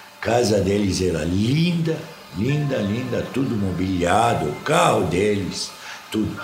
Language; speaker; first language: Portuguese; non-native, fluent; Arabic